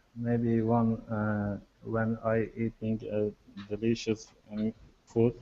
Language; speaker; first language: English; non-native, learner; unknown